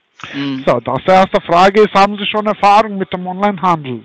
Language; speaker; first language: German; non-native, learner; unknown